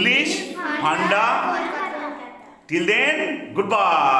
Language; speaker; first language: English; non-native, local second language; Bangla